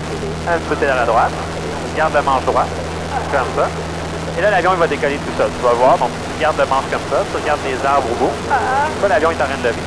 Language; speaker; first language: French; native; French